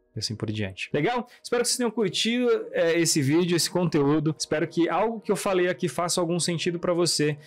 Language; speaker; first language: Portuguese; native; Portuguese